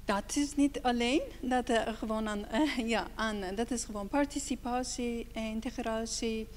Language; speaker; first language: Dutch; non-native, learner; Persian